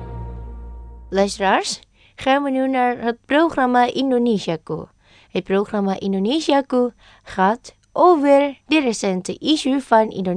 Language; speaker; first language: Dutch; non-native, learner; Indonesian